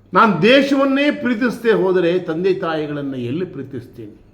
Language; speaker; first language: Kannada; native; Kannada